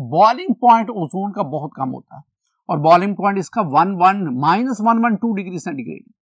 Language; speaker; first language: Urdu; non-native, local second language; Punjabi